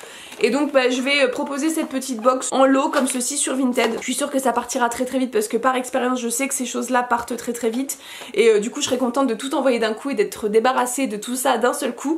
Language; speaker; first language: French; native; French